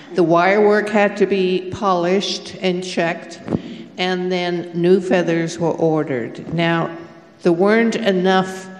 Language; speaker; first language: English; native; English